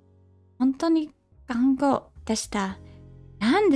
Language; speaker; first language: Japanese; non-native, learner; English